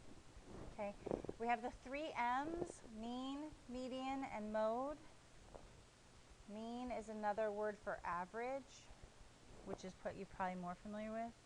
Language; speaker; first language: English; native; English